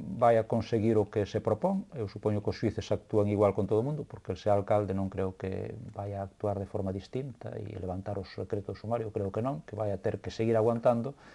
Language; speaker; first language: Galician; native; Galician